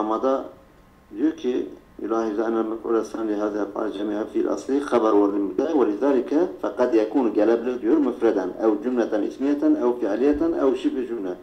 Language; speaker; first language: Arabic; non-native, learner; Turkish